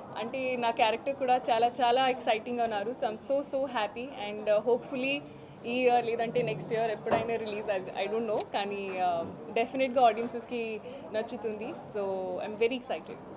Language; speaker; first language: Telugu; non-native, learner; Hindi